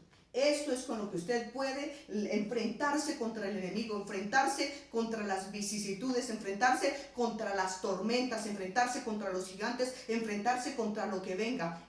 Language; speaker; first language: Spanish; native; Spanish